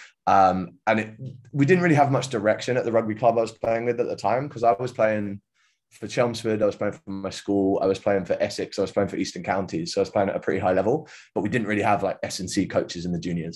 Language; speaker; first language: English; native; English